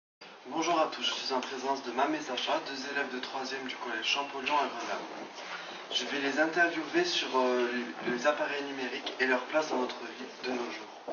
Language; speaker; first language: French; native; French